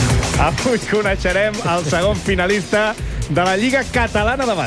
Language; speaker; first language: Catalan; native; Catalan